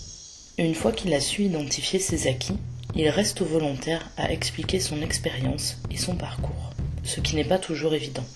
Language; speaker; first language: French; native; French